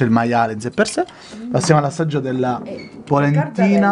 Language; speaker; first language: Italian; native; Italian